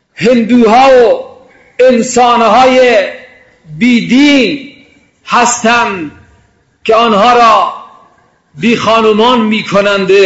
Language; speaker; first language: Persian; non-native, local second language; Baluchi